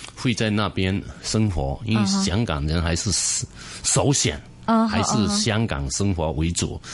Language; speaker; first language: Chinese; non-native, fluent; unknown